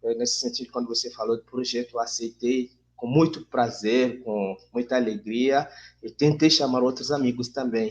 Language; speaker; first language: Portuguese; non-native, fluent; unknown